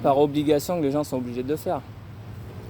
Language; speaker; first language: French; native; French